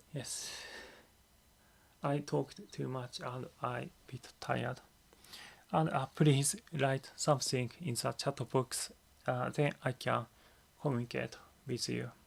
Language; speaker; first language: English; non-native, learner; Japanese